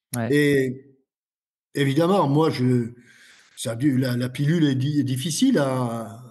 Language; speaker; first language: French; native; French